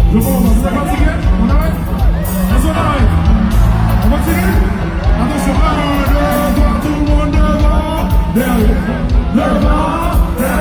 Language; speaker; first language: French; non-native, local second language; Haitian Creole